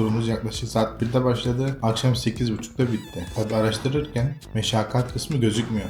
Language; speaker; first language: Turkish; native; Turkish